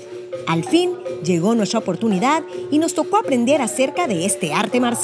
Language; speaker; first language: Spanish; native; Spanish